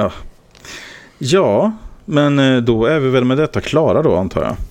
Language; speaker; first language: Swedish; native; Swedish